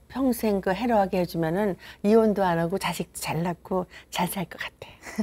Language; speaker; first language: Korean; native; Korean